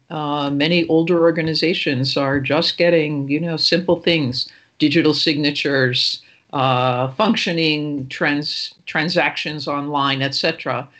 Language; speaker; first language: English; native; English